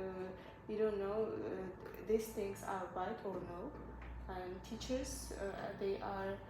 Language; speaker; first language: English; non-native, learner; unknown